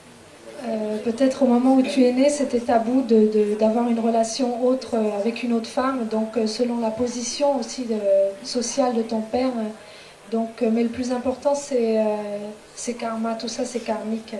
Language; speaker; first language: French; native; French